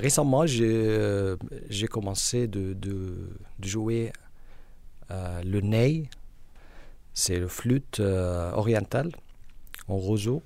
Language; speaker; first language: French; non-native, learner; Arabic